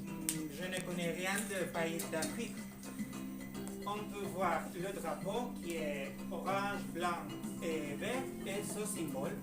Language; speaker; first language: French; non-native, learner; Spanish